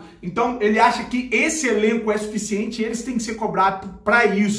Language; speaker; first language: Portuguese; native; Portuguese